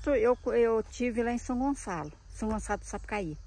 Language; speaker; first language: Portuguese; native; Portuguese